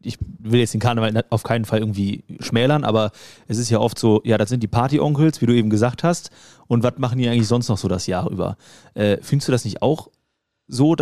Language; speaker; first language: German; native; German